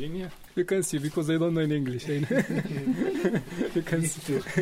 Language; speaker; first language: English; non-native, learner; Arabic